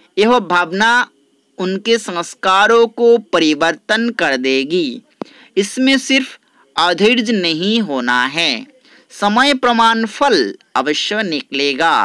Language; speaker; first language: Hindi; non-native, local second language; Bangla